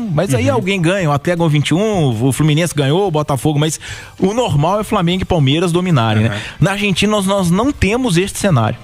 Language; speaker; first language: Portuguese; native; Portuguese